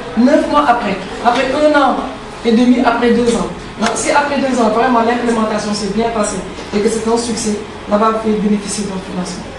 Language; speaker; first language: French; non-native, local second language; Wolof